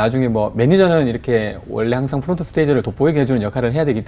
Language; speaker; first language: Korean; native; Korean